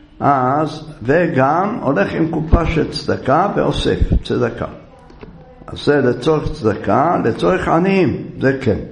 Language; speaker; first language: Hebrew; native; Hebrew